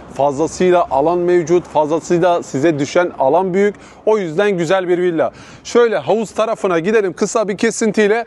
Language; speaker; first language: Turkish; native; Turkish